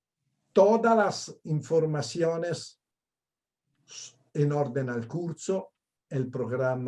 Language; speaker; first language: Spanish; non-native, fluent; Italian